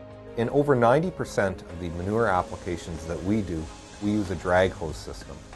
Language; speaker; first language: English; native; English